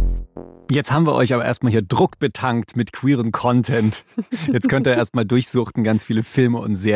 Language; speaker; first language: German; native; German